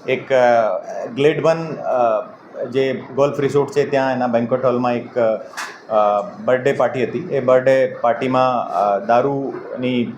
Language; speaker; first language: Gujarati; non-native, local second language; Hindi